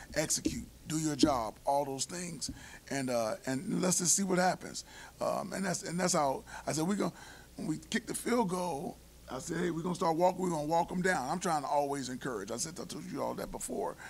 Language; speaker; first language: English; native; English